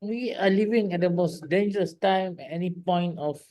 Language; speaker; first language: English; non-native, local second language; Malay